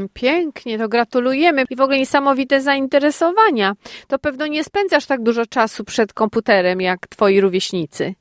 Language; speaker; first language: Polish; native; Polish